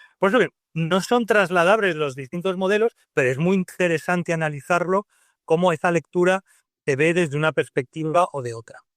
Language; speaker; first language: Spanish; native; Spanish